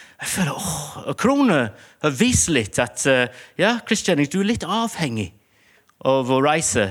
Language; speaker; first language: Norwegian; non-native, fluent; English